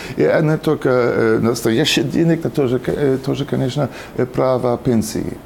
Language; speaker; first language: Russian; non-native, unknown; German